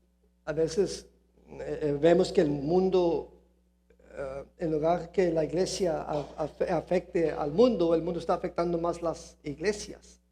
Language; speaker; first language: Spanish; early bilingual, heritage; Spanish